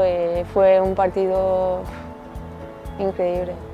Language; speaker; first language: Spanish; non-native, learner; French